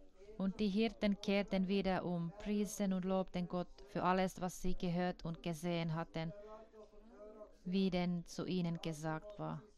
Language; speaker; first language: German; non-native, fluent; Finnish